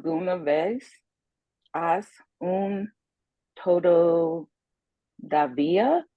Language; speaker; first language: Spanish; non-native, learner; English